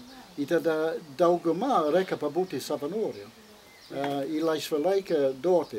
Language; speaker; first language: Lithuanian; non-native, learner; English